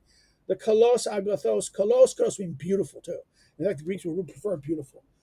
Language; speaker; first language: English; native; English